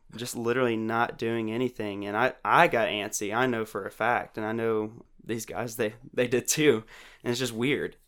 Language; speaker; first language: English; native; English